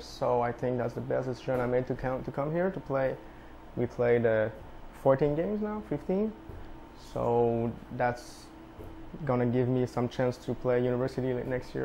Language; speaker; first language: English; non-native, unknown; French